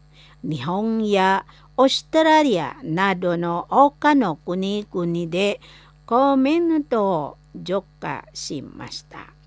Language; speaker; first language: Japanese; non-native, fluent; Indonesian